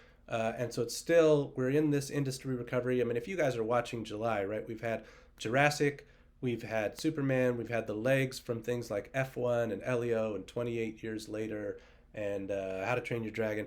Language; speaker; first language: English; native; English